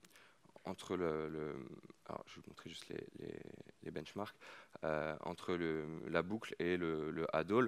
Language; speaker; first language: French; native; French